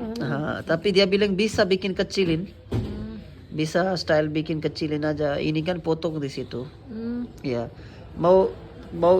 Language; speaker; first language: Indonesian; non-native, learner; Urdu